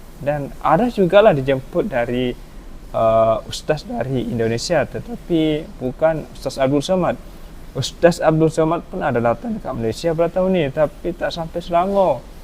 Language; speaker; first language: Malay; native; Malay